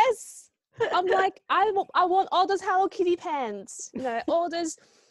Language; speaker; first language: English; non-native, local second language; Cantonese